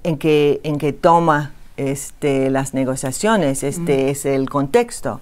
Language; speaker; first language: Spanish; non-native, fluent; English